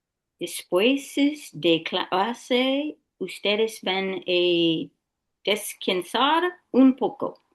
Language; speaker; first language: Spanish; non-native, learner; English